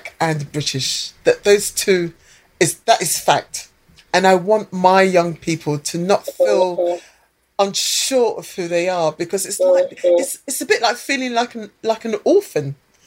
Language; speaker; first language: English; native; English